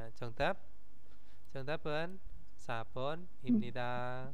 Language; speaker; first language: Korean; non-native, fluent; Indonesian